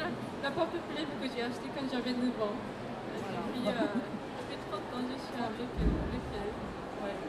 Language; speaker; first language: French; non-native, fluent; Japanese